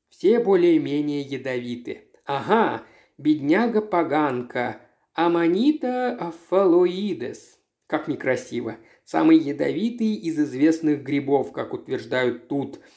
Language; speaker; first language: Russian; native; Russian